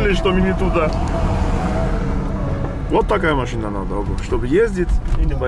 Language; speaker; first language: Russian; non-native, learner; Armenian